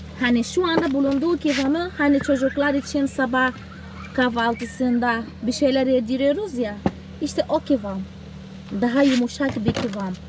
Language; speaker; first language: Turkish; non-native, fluent; Portuguese